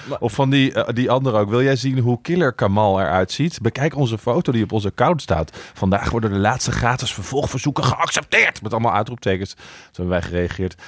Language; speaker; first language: Dutch; native; Dutch